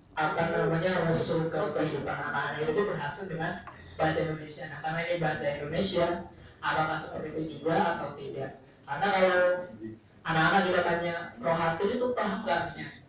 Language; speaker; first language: Indonesian; native; Indonesian